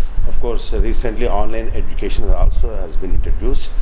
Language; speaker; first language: English; non-native, local second language; Telugu